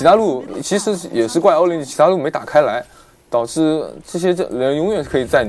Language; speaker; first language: Chinese; native; Chinese